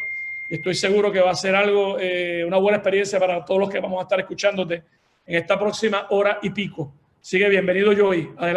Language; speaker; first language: Spanish; native; Spanish